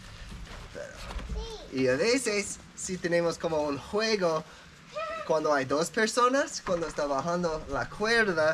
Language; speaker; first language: Spanish; non-native, learner; English